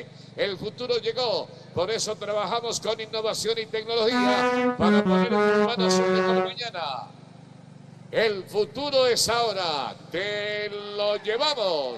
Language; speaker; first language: Spanish; native; Spanish